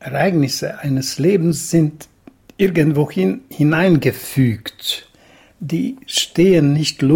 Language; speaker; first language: German; non-native, fluent; Hungarian